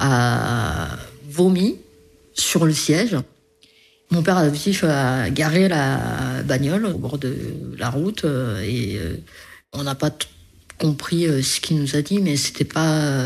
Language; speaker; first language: French; early bilingual, other home language; Korean